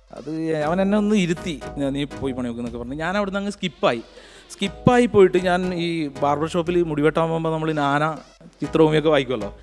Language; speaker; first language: Malayalam; native; Malayalam